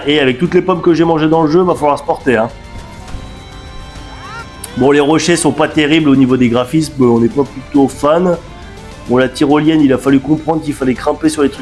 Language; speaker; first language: French; native; French